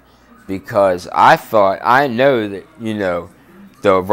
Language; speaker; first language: English; native; English